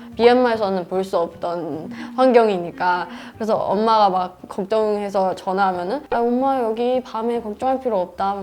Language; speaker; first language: Korean; non-native, fluent; Burmese